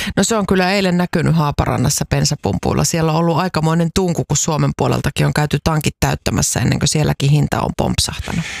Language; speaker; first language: Finnish; native; Finnish